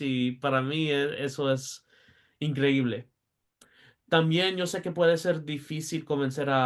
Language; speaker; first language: Spanish; early bilingual, heritage; Spanish